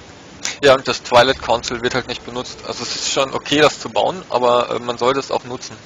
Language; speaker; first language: German; native; German